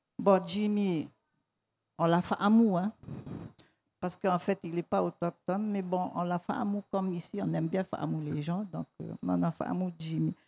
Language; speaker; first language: French; native; French